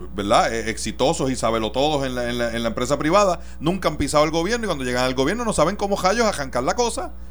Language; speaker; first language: Spanish; native; Spanish